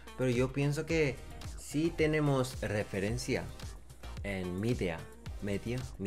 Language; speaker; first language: Spanish; non-native, learner; Korean